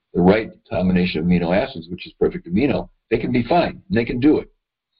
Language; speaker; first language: English; native; English